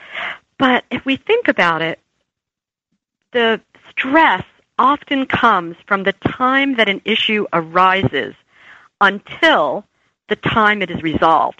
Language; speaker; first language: English; native; English